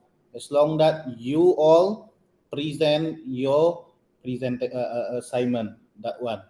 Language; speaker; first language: English; non-native, local second language; Malay